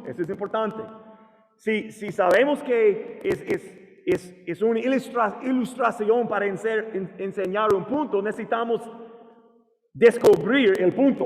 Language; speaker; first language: Spanish; non-native, learner; English